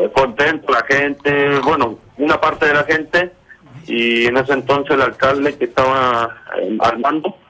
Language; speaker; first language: Spanish; native; Spanish